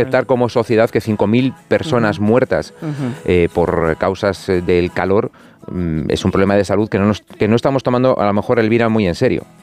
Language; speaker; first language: Spanish; native; Spanish